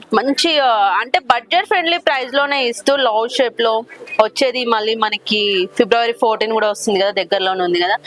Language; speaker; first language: Telugu; native; Telugu